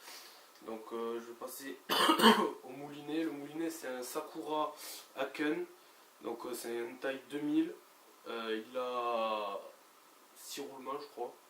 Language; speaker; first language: French; native; French